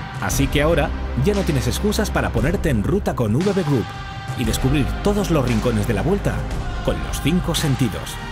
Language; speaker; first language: Spanish; native; Spanish